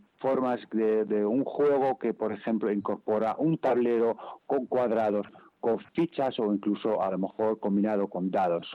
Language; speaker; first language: Spanish; non-native, fluent; Dutch